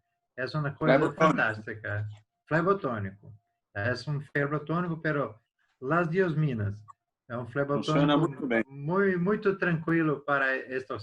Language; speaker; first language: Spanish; non-native, learner; Portuguese